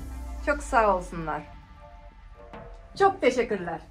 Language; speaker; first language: Turkish; non-native, fluent; Kyrgyz